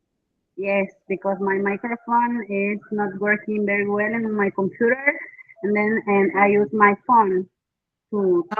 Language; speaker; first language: English; non-native, fluent; Spanish